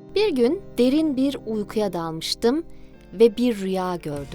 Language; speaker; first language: Turkish; native; Turkish